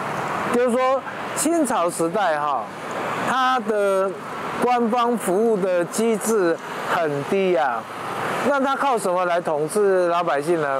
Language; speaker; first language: Chinese; native; Chinese